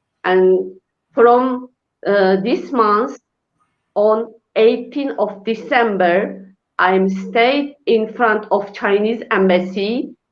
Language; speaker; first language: English; non-native, learner; Uyghur